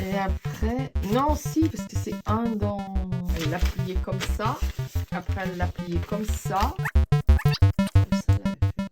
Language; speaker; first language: French; native; French